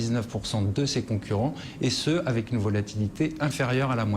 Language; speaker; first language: French; native; French